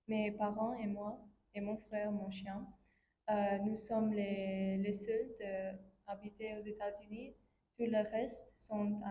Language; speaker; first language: French; non-native, fluent; English